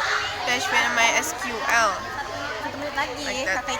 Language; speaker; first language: English; non-native, learner; Indonesian